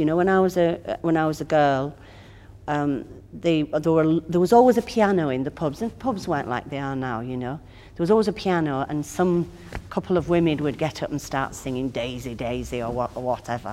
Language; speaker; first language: English; native; English